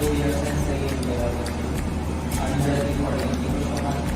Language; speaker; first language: English; non-native, local second language; Filipino